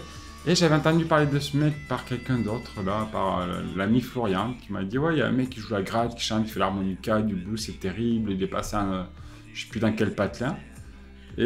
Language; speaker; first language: French; native; French